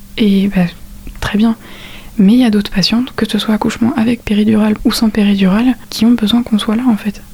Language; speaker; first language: French; native; French